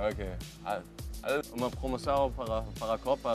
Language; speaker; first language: Portuguese; non-native, learner; German